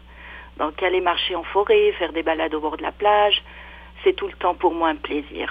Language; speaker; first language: French; non-native, local second language; Arabic